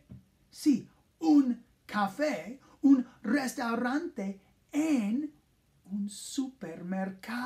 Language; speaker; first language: Spanish; non-native, fluent; English